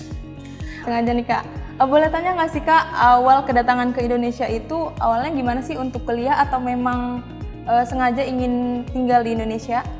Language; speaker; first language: Indonesian; native; Indonesian